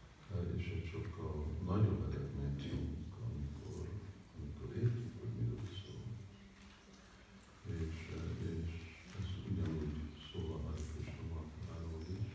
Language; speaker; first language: Hungarian; early bilingual, heritage; Hungarian